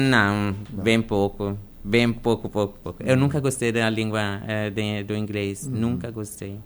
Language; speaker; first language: Portuguese; non-native, fluent; Italian